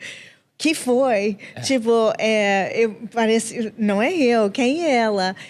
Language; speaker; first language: Portuguese; non-native, fluent; English